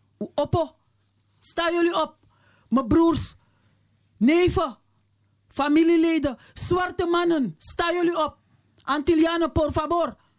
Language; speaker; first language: Dutch; native; Dutch